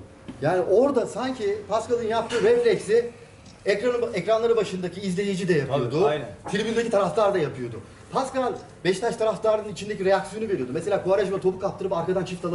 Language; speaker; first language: Turkish; native; Turkish